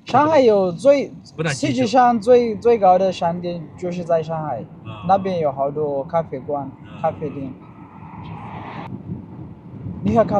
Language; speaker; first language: Chinese; non-native, fluent; Amharic